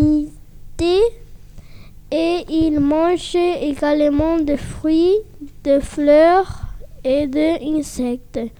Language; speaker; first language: French; non-native, learner; Spanish